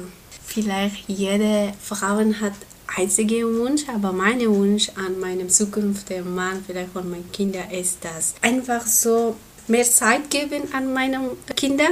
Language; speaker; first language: German; non-native, learner; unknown